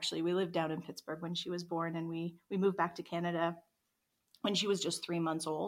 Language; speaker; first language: English; native; English